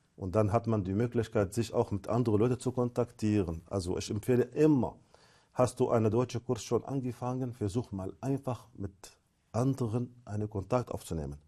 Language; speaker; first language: German; non-native, fluent; Arabic